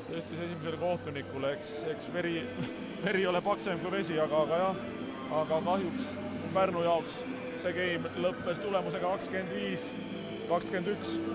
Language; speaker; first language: Estonian; native; Estonian